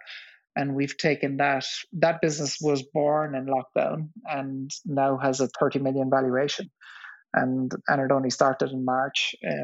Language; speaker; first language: English; native; English